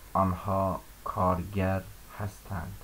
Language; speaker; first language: Persian; non-native, fluent; Azerbaijani